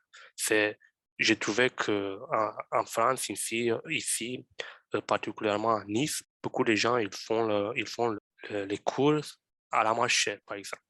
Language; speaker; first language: French; non-native, fluent; Romanian